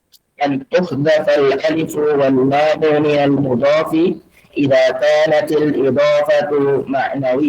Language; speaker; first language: Arabic; non-native, learner; Indonesian